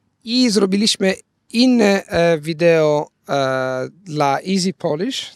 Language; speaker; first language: Polish; non-native, fluent; Italian